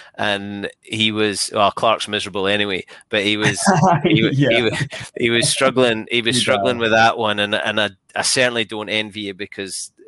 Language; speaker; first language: English; native; English